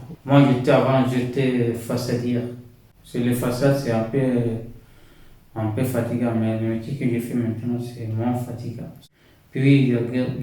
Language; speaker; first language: French; non-native, fluent; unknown